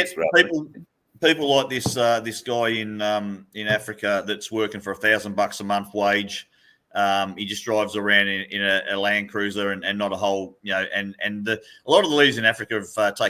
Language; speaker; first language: English; native; English